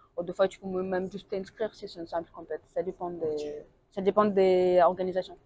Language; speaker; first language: French; non-native, learner; Russian